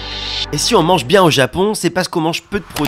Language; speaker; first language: French; native; French